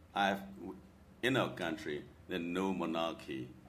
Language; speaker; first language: English; non-native, learner; Burmese